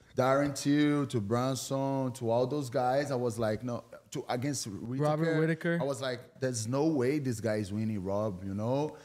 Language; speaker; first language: English; non-native, fluent; Portuguese